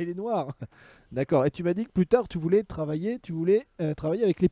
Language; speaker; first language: French; native; French